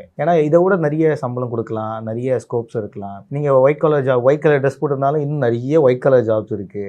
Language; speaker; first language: Tamil; native; Tamil